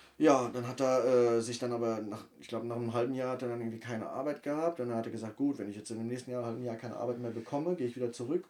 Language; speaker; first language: German; native; German